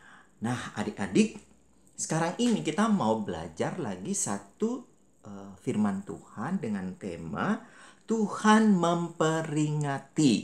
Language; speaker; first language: Malay; native; Malay